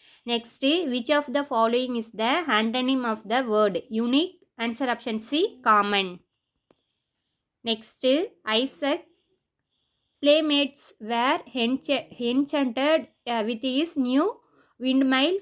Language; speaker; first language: English; non-native, local second language; Tamil